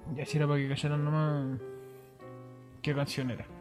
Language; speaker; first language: Spanish; native; Spanish